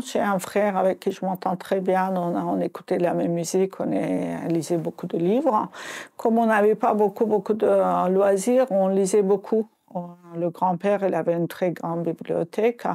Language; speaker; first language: French; non-native, fluent; Azerbaijani